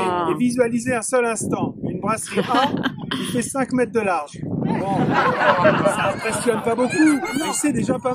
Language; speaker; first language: French; native; French